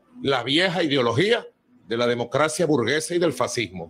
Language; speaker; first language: Spanish; native; Spanish